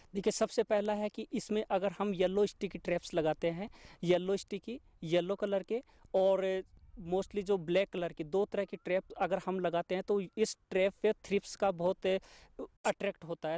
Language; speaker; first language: Hindi; native; Hindi